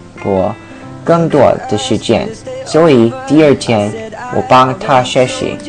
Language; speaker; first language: Chinese; non-native, learner; English